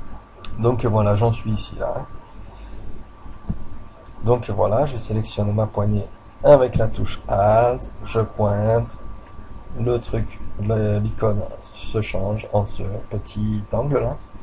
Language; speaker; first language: French; native; French